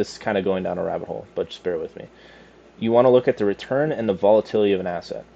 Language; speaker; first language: English; native; English